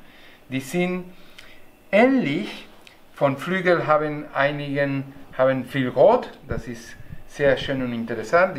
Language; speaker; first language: German; non-native, learner; Spanish